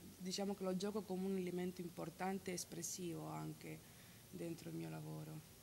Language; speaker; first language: Italian; non-native, fluent; Spanish